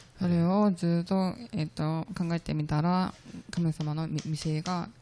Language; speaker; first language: Japanese; non-native, learner; Korean